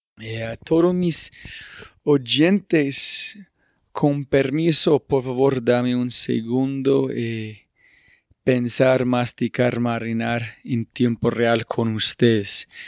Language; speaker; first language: Spanish; non-native, fluent; English